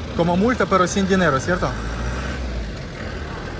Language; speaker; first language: Spanish; non-native, learner; Russian